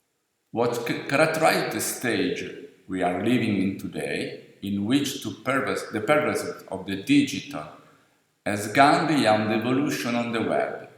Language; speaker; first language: English; non-native, fluent; Italian